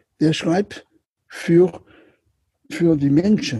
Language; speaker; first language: German; non-native, learner; Catalan